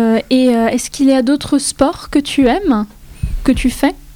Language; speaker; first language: French; native; French